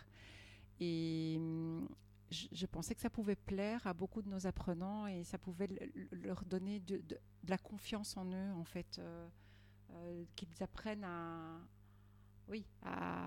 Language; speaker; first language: French; native; French